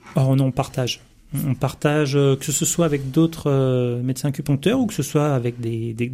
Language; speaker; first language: French; native; French